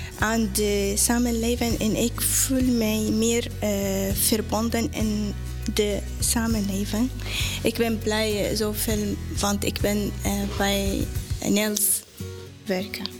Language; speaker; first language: Dutch; non-native, learner; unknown